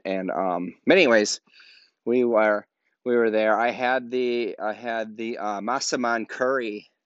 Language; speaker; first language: English; native; English